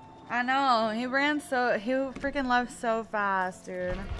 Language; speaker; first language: English; early bilingual, other home language; Spanish